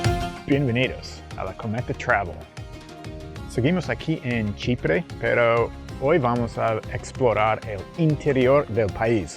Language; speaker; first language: Spanish; early bilingual, heritage; English